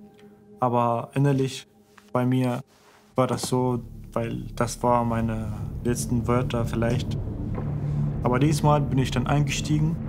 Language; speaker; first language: German; non-native, fluent; Arabic